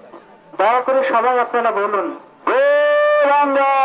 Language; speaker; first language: Bangla; non-native, fluent; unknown